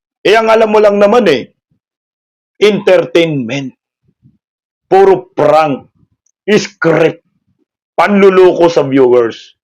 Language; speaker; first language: Filipino; non-native, local second language; Cebuano